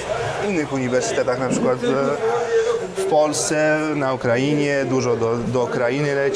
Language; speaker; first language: Polish; early bilingual, heritage; Polish